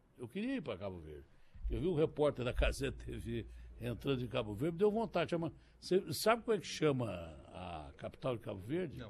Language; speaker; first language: Portuguese; native; Portuguese